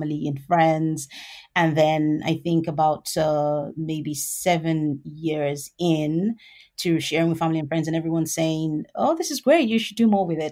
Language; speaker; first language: English; non-native, local second language; Yoruba